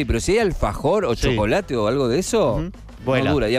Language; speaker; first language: Spanish; native; Spanish